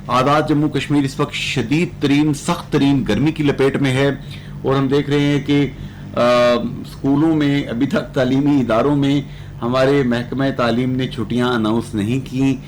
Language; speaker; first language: Urdu; non-native, local second language; Punjabi